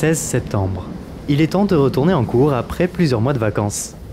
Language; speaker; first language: French; native; French